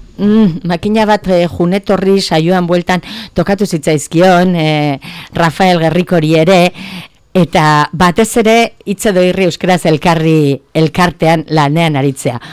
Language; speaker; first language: Basque; native; Basque